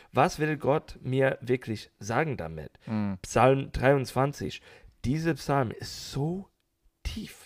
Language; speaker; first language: German; non-native, learner; English